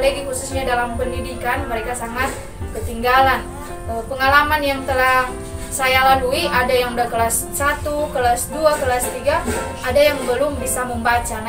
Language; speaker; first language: Indonesian; non-native, local second language; Nias